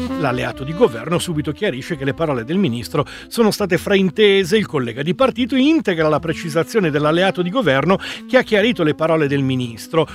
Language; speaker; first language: Italian; native; Italian